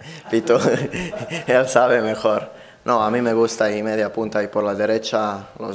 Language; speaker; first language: Spanish; non-native, learner; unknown